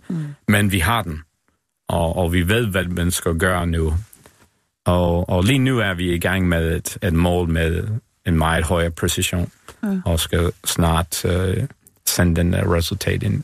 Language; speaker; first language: Danish; non-native, fluent; English